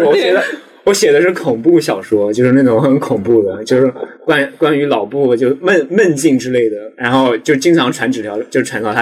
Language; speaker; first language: Chinese; native; Chinese